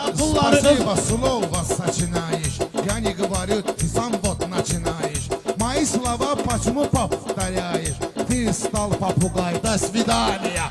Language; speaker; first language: Russian; non-native, learner; Azerbaijani